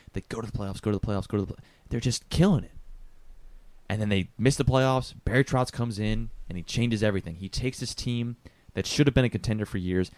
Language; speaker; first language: English; native; English